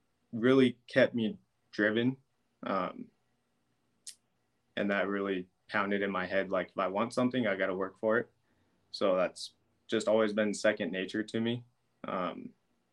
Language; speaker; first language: English; native; English